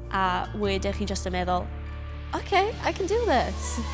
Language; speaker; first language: Welsh; non-native, local second language; English